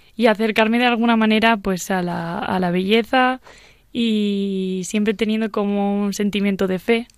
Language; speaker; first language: Spanish; native; Spanish